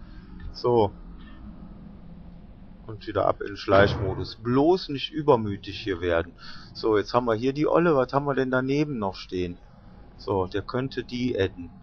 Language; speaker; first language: German; native; German